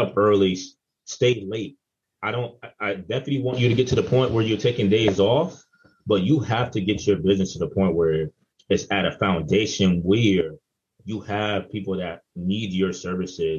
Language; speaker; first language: English; native; English